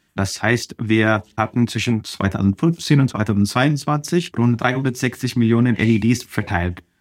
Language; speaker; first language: German; non-native, fluent; Telugu